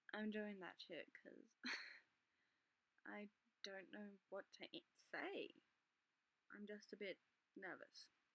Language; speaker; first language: English; native; English